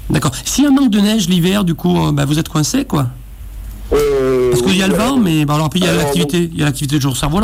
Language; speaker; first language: French; native; French